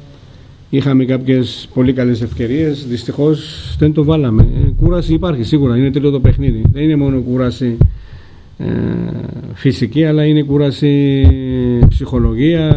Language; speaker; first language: Greek; non-native, fluent; Georgian